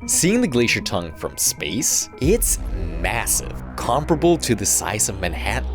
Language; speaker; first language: English; native; English